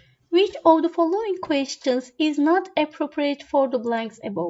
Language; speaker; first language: English; non-native, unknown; Turkish